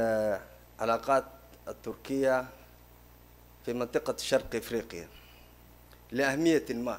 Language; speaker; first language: Arabic; non-native, local second language; Somali